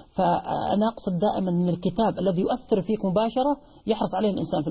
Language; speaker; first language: Arabic; native; Arabic